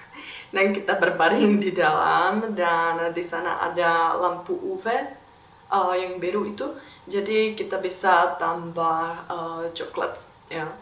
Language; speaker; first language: Indonesian; non-native, fluent; Czech